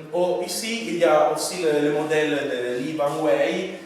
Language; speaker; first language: French; non-native, fluent; Italian